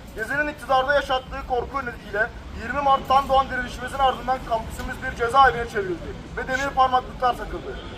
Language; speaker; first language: Turkish; native; Turkish